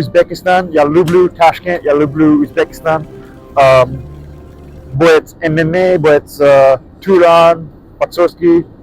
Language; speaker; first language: Russian; non-native, learner; English